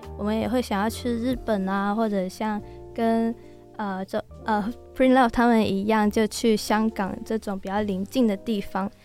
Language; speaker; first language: Chinese; non-native, local second language; Cantonese